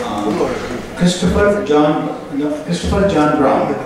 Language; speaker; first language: Telugu; native; Telugu